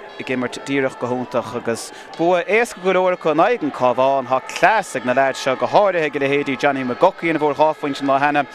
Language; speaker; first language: Irish; native; Irish